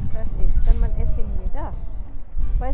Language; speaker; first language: German; non-native, learner; Filipino